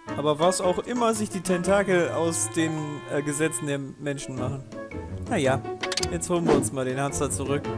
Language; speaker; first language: German; native; German